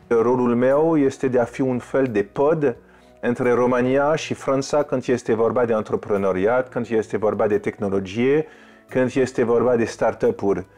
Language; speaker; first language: Romanian; non-native, fluent; French